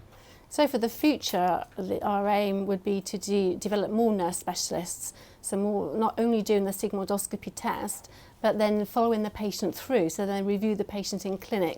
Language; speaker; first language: English; native; English